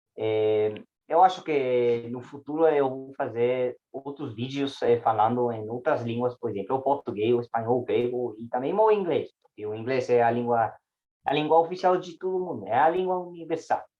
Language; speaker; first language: Portuguese; non-native, learner; English